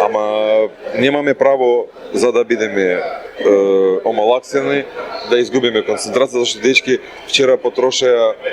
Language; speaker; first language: Macedonian; non-native, fluent; Russian